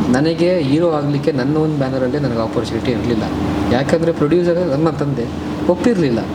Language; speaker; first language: Kannada; non-native, local second language; Tulu